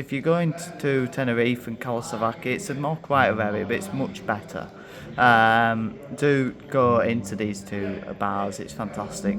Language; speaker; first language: English; native; English